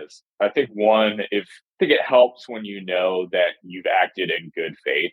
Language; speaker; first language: English; native; English